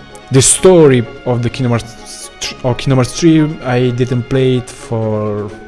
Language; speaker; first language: English; non-native, fluent; Italian